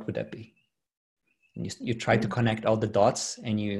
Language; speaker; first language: English; non-native, fluent; Portuguese